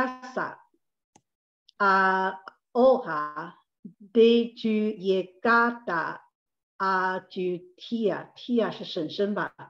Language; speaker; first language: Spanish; non-native, learner; Chinese